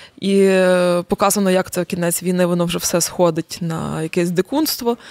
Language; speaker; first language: Ukrainian; native; Ukrainian